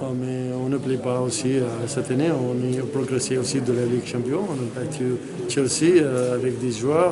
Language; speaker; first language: French; non-native, fluent; Arabic